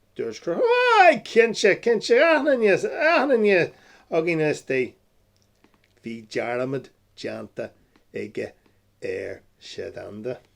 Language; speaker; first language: Irish; non-native, local second language; English